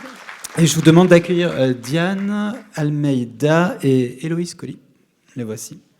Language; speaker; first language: French; native; French